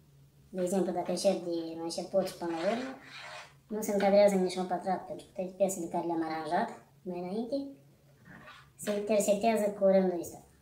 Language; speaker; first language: Romanian; non-native, learner; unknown